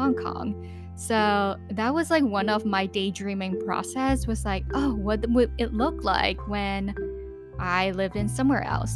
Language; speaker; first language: English; non-native, local second language; Cantonese